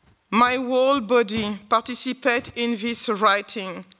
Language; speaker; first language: English; non-native, learner; French